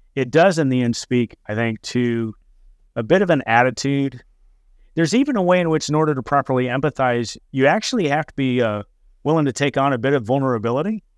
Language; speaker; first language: English; native; English